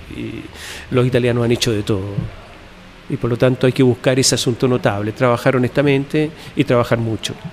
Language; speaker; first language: Spanish; native; Spanish